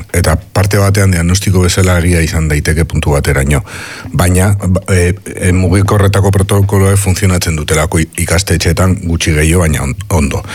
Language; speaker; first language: Basque; non-native, local second language; Spanish